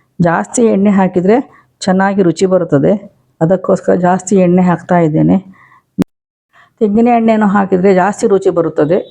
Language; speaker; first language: Kannada; non-native, local second language; Konkani